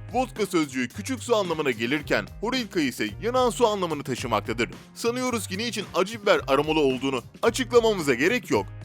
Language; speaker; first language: Turkish; native; Turkish